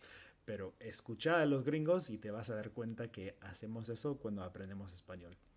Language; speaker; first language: Spanish; non-native, fluent; English